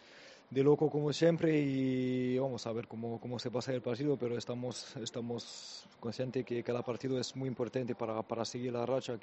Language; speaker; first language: Spanish; non-native, learner; French